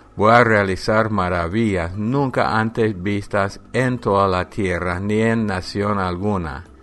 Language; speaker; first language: Spanish; non-native, fluent; English